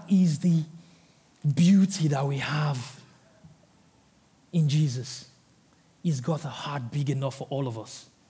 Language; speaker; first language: English; non-native, local second language; Yoruba